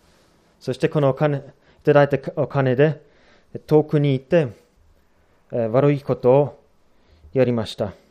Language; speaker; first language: Japanese; non-native, fluent; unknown